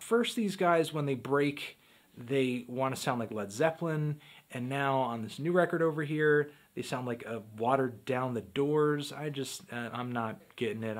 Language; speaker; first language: English; native; English